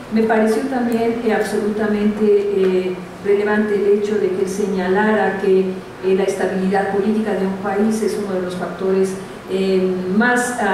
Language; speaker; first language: Spanish; native; Spanish